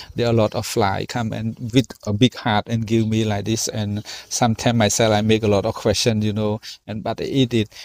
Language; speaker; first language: English; non-native, learner; Khmer